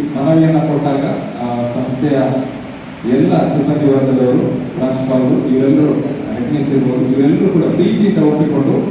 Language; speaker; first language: Kannada; native; Kannada